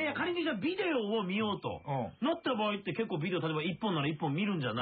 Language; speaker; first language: Japanese; native; Japanese